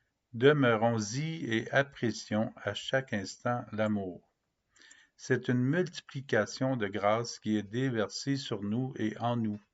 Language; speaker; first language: French; native; French